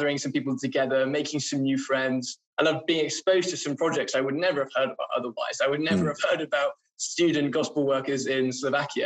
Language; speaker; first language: English; native; English